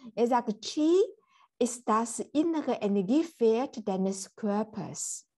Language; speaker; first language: German; non-native, learner; Chinese